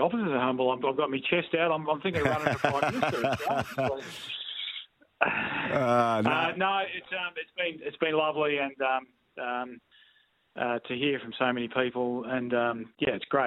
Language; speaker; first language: English; native; English